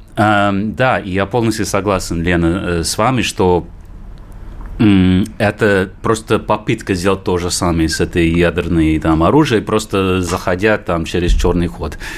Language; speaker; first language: Russian; non-native, fluent; English